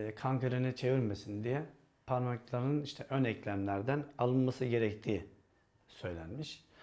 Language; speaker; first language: Turkish; native; Turkish